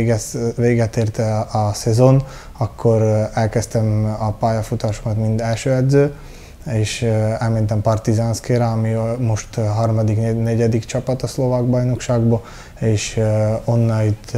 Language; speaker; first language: Hungarian; early bilingual, heritage; Hungarian